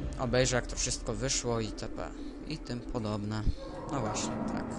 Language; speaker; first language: Polish; native; Polish